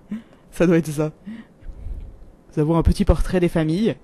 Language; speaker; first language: French; native; French